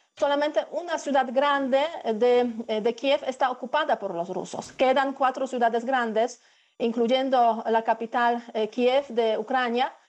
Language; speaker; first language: Spanish; native; Spanish